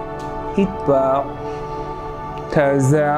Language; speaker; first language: Vietnamese; non-native, learner; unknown